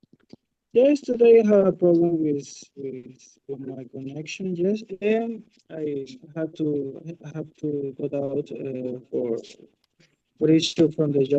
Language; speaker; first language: English; non-native, learner; Spanish